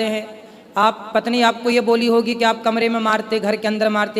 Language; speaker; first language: Hindi; native; Hindi